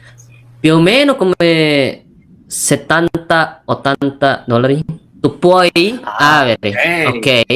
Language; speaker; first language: Italian; non-native, learner; Indonesian